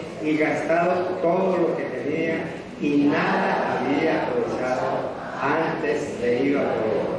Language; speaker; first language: Spanish; native; Spanish